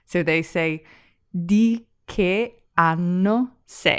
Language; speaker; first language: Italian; non-native, learner; English